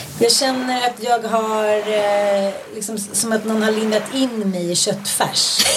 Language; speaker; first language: Swedish; native; Swedish